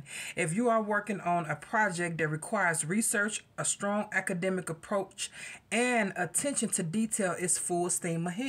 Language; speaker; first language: English; native; English